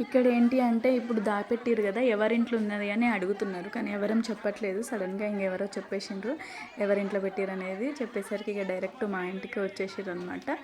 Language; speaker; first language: Telugu; non-native, local second language; Lambadi